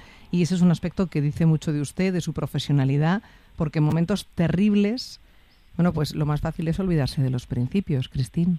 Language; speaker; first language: Spanish; native; Spanish